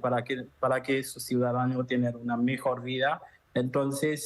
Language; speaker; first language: Spanish; non-native, fluent; Haitian Creole